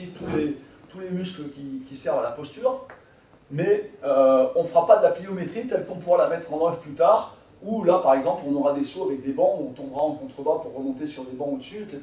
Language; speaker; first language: French; native; French